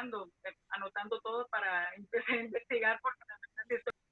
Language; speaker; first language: Spanish; native; Spanish